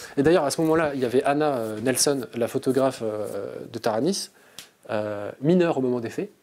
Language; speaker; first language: French; native; French